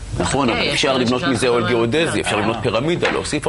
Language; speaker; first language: Hebrew; native; Hebrew